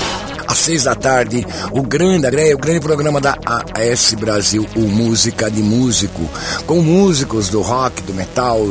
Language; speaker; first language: Portuguese; native; Portuguese